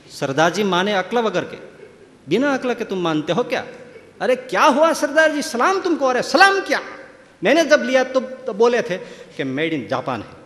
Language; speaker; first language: Hindi; non-native, local second language; Gujarati